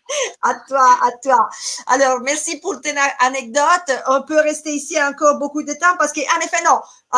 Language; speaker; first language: French; non-native, fluent; Italian